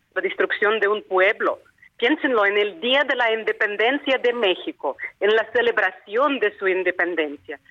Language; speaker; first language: Spanish; non-native, fluent; Ukrainian